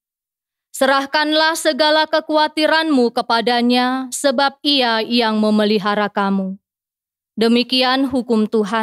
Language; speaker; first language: Indonesian; native; Indonesian